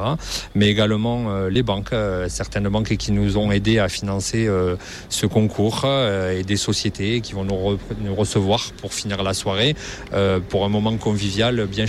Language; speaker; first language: French; native; French